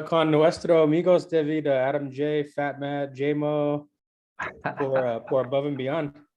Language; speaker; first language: Spanish; non-native, learner; English